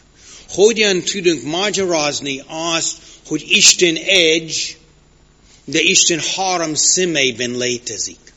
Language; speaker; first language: Hungarian; non-native, fluent; English